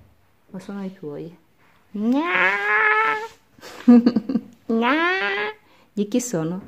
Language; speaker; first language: Italian; non-native, fluent; Russian